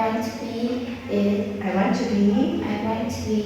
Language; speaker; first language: English; non-native, learner; Vietnamese